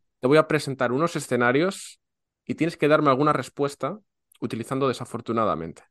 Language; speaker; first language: Spanish; native; Spanish